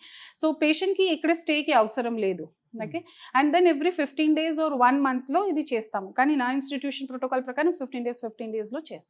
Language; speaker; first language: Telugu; non-native, fluent; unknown